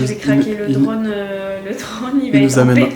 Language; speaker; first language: French; native; French